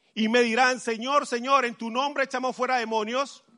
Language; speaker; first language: Spanish; native; Spanish